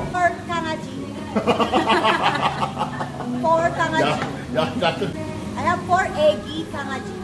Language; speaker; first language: Korean; non-native, learner; Filipino